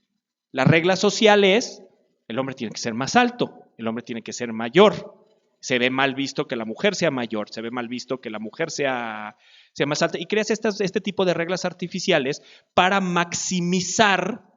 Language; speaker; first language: Spanish; native; Spanish